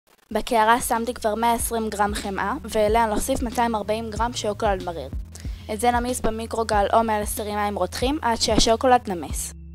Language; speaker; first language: Hebrew; native; Hebrew